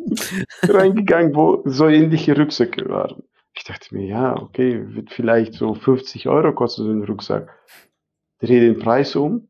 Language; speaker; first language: German; non-native, fluent; Arabic